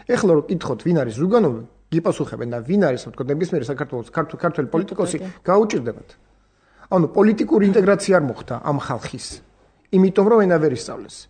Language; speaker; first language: Georgian; non-native, local second language; Armenian